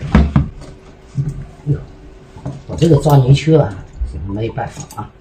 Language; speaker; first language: Chinese; native; Chinese